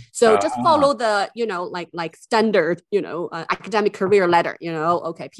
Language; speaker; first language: English; non-native, fluent; Chinese